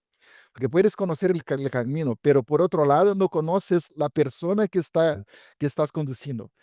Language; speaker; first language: Spanish; non-native, fluent; Portuguese